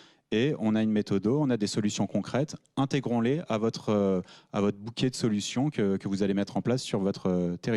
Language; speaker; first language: French; native; French